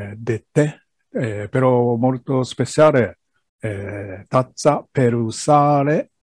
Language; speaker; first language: Italian; non-native, learner; Japanese